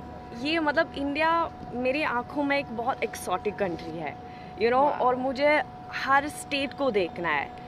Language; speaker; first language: Hindi; non-native, fluent; Swedish